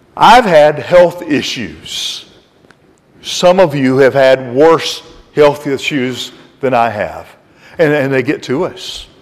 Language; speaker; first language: English; native; English